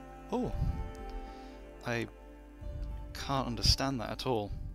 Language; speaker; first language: English; native; English